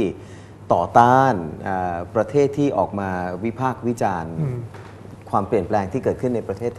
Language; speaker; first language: Thai; native; Thai